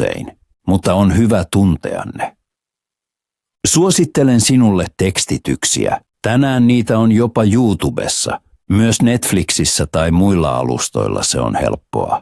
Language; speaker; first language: Finnish; non-native, fluent; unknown